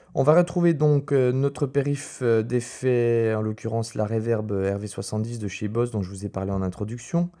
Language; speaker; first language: French; native; French